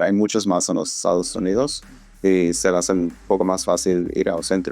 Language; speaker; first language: Spanish; non-native, fluent; English